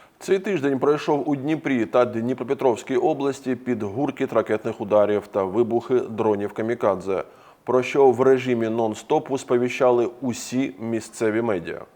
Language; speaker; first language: Ukrainian; native; Ukrainian